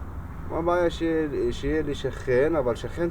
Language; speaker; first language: Hebrew; non-native, local second language; Arabic